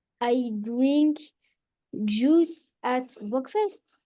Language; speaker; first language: English; non-native, learner; French